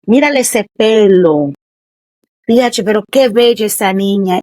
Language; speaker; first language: Spanish; early bilingual, heritage; Spanish